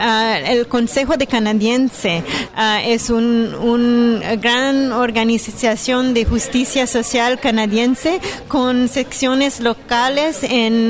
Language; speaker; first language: Spanish; non-native, fluent; French